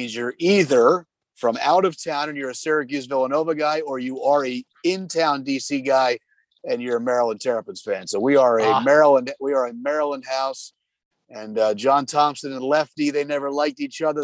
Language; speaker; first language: English; native; English